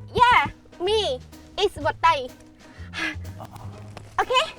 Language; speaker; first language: English; non-native, learner; Khmer